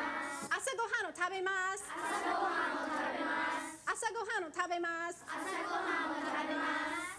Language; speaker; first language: Japanese; non-native, fluent; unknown